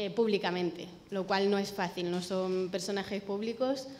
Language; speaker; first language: Spanish; native; Spanish